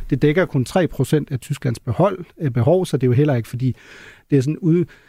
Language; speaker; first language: Danish; non-native, local second language; German